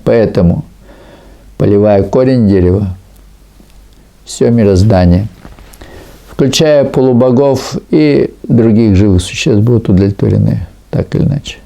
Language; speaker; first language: Russian; native; Russian